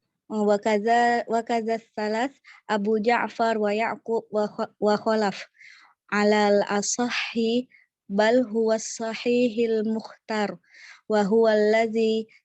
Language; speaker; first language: Arabic; non-native, learner; Indonesian